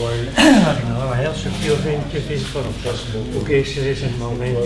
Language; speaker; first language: Dutch; native; Dutch